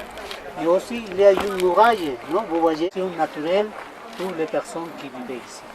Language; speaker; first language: French; non-native, fluent; Spanish